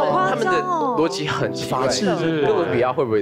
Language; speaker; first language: Chinese; native; Chinese